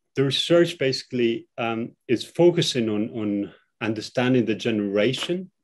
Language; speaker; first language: English; non-native, fluent; Albanian